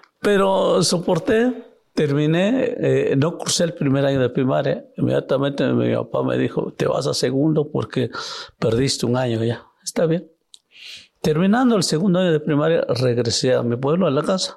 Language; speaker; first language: Spanish; non-native, local second language; Zapotec